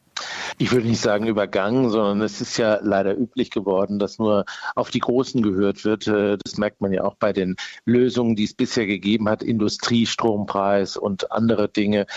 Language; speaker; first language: German; native; German